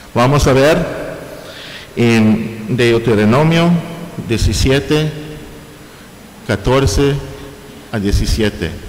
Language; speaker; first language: Spanish; non-native, fluent; English